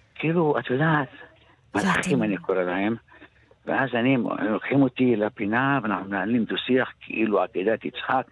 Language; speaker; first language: Hebrew; early bilingual, other home language; Arabic